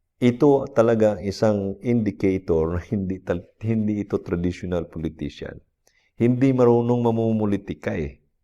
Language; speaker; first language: Filipino; non-native, local second language; Cebuano